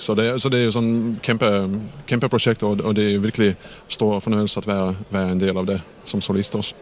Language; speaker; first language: Danish; non-native, fluent; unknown